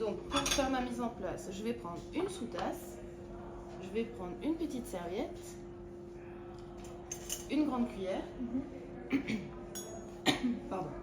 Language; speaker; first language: French; native; French